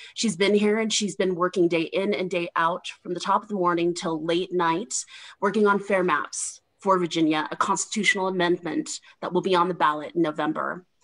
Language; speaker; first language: English; native; English